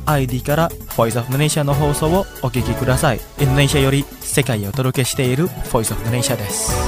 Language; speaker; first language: Japanese; non-native, fluent; Indonesian